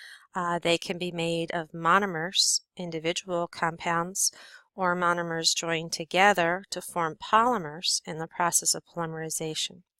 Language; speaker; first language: English; native; English